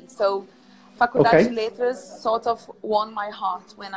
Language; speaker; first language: English; non-native, fluent; Portuguese